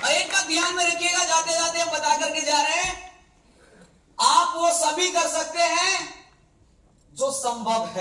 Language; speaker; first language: Hindi; native; Hindi